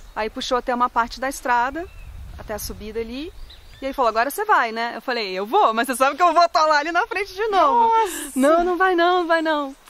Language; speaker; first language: Portuguese; native; Portuguese